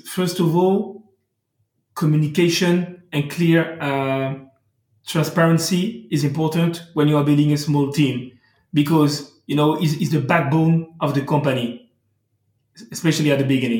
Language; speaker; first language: English; non-native, fluent; French